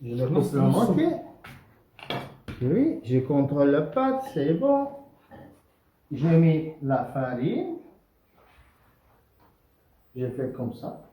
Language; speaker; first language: French; non-native, fluent; Italian